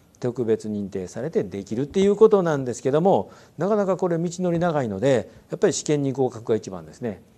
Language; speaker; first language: Japanese; native; Japanese